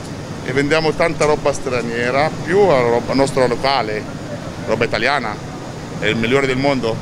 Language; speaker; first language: Italian; non-native, fluent; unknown